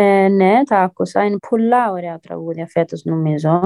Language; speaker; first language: Greek; early bilingual, heritage; Greek